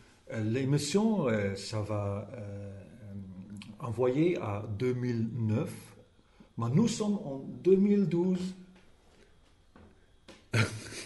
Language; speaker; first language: French; non-native, learner; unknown